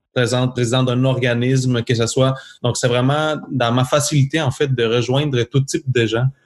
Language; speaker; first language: French; non-native, fluent; Spanish